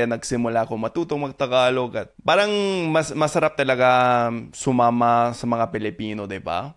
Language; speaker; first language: Filipino; non-native, fluent; English